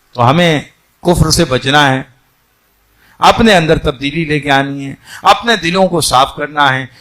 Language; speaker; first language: Urdu; non-native, local second language; Sindhi